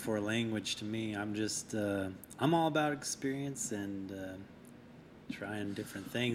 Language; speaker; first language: English; native; English